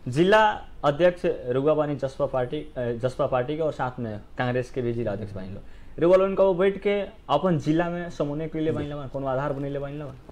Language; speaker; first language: Bhojpuri; native; Bhojpuri